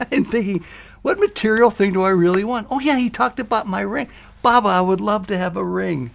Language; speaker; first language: English; native; English